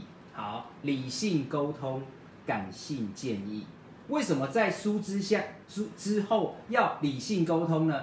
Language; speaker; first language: Chinese; native; Chinese